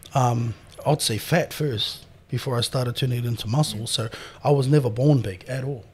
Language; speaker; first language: English; native; English